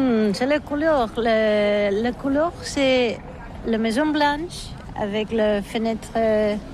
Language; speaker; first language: French; non-native, learner; Catalan